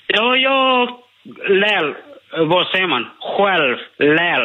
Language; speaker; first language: Swedish; non-native, learner; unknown